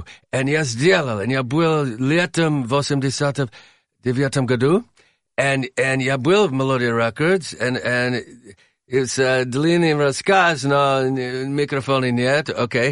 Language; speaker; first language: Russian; non-native, learner; English